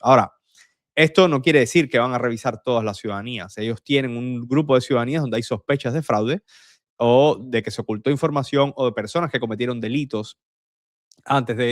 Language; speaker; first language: Spanish; native; Spanish